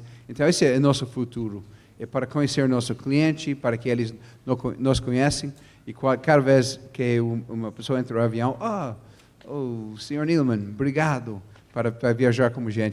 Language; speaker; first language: Portuguese; non-native, fluent; English